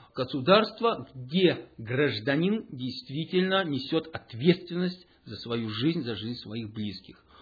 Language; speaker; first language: Russian; early bilingual, heritage; Russian